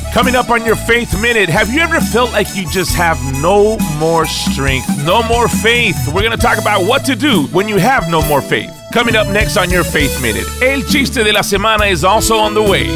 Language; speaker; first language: English; early bilingual, other home language; Spanish